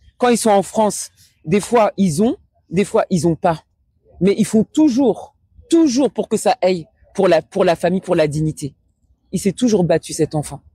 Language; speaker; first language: French; early bilingual, other home language; Wolof